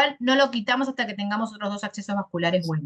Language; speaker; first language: Spanish; native; Spanish